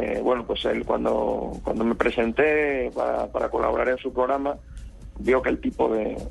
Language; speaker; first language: Spanish; native; Spanish